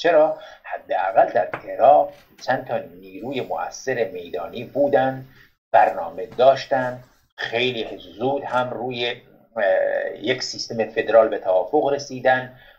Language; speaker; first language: Persian; non-native, local second language; Kurdish